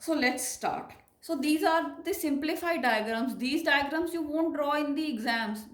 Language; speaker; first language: English; non-native, local second language; Punjabi